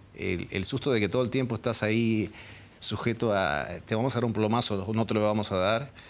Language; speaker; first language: Spanish; early bilingual, other home language; Dutch